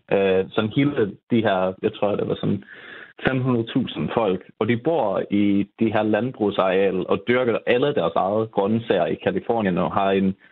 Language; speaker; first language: Danish; non-native, fluent; English